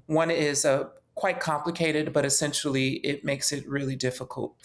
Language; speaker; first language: English; native; English